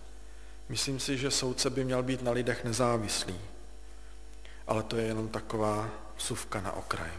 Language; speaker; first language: Czech; native; Czech